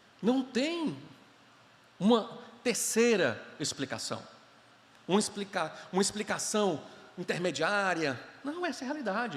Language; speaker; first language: Portuguese; native; Portuguese